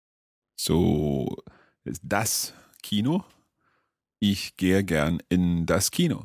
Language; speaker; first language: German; non-native, learner; English